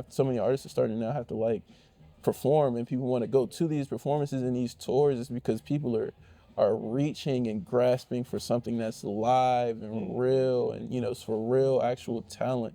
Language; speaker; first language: English; native; English